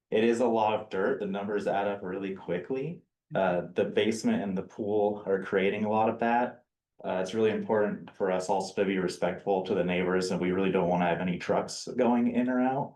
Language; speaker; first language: English; native; English